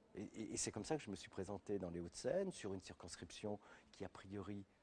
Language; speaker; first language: French; native; French